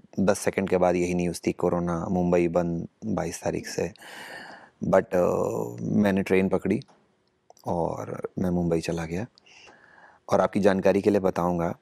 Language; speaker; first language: Hindi; native; Hindi